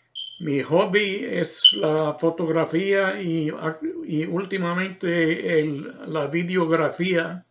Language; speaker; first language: Spanish; non-native, fluent; English